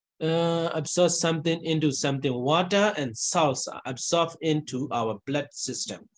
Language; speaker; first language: English; non-native, fluent; Burmese